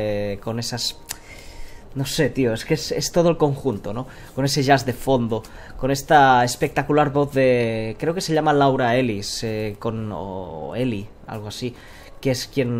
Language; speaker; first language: Spanish; native; Spanish